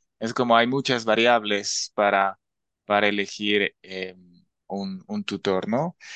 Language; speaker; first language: Spanish; native; Spanish